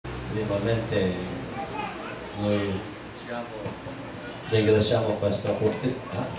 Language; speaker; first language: Italian; non-native, learner; Filipino